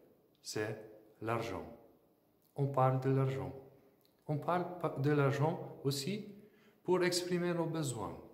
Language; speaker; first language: French; non-native, fluent; Slovenian